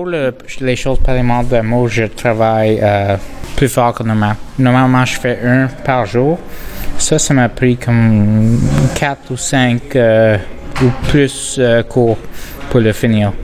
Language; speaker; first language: French; non-native, local second language; English